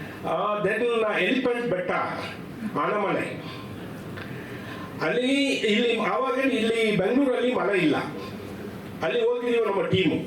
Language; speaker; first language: Kannada; non-native, learner; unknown